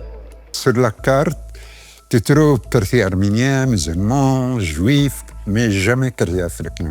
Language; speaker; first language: French; non-native, fluent; Arabic